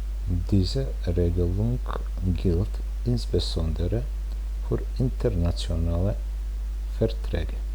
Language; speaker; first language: German; non-native, fluent; Serbian